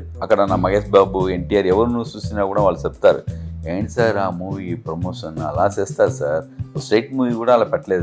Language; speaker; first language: Telugu; non-native, learner; Tamil